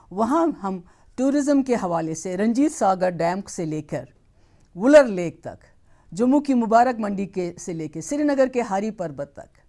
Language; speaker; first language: Hindi; non-native, local second language; Kashmiri